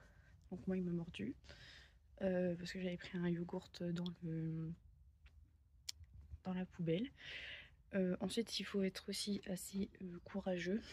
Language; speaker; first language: French; native; French